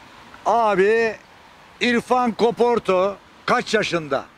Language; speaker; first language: Turkish; native; Turkish